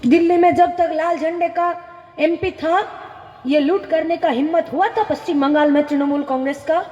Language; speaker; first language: Hindi; non-native, local second language; Bangla